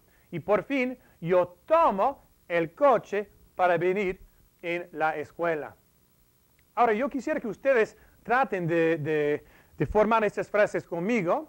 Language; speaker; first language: Spanish; non-native, fluent; English